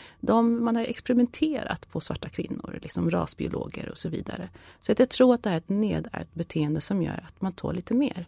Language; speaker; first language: Swedish; early bilingual, other home language; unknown